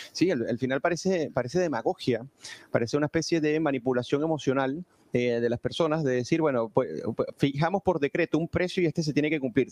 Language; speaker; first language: Spanish; native; Spanish